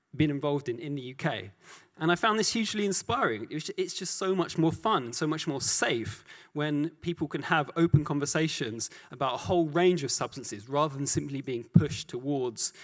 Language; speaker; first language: English; native; English